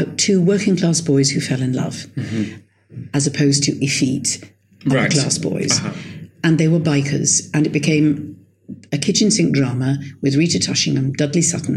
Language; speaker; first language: English; native; English